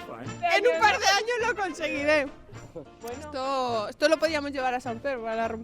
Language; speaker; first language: Spanish; native; Spanish